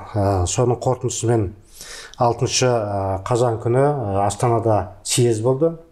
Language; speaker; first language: Kazakh; native; Kazakh